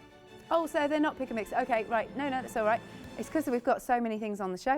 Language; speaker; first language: English; native; English